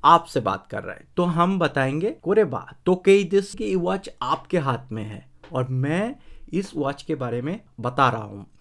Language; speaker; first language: Hindi; native; Hindi